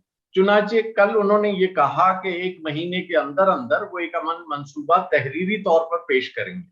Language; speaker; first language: Urdu; native; Urdu